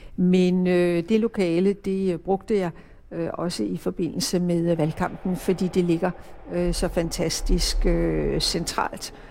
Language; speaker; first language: Danish; native; Danish